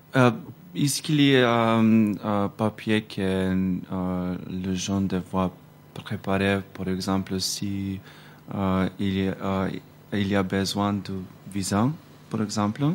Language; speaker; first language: French; non-native, learner; Macedonian